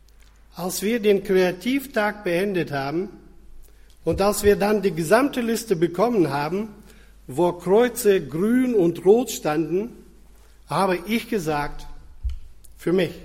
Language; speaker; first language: German; non-native, fluent; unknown